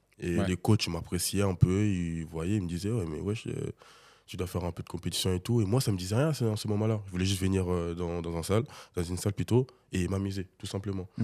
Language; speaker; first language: French; early bilingual, other home language; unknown